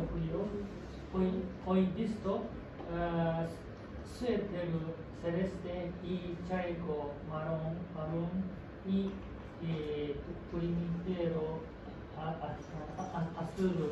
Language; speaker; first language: Spanish; non-native, learner; Japanese